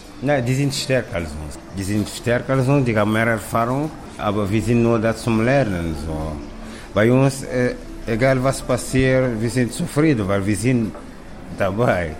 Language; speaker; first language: German; non-native, learner; Kabuverdianu